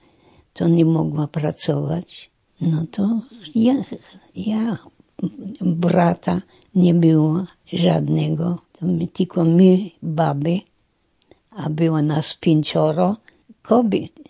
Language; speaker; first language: Polish; non-native, local second language; German